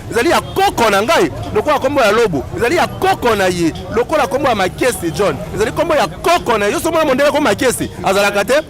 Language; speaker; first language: Lingala; native; Lingala